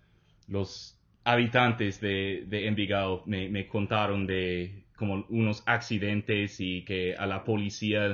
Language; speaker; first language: Spanish; non-native, fluent; English